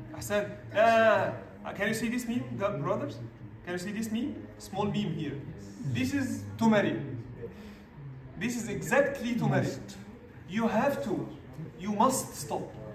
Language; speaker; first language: English; non-native, fluent; Arabic